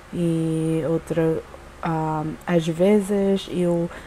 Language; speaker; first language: Portuguese; non-native, learner; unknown